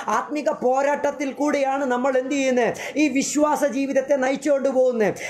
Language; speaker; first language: Malayalam; early bilingual, heritage; Malayalam